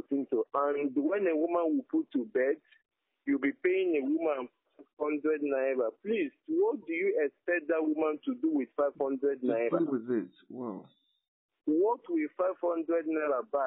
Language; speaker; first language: English; non-native, local second language; Igbo